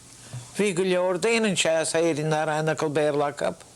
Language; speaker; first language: Irish; native; Irish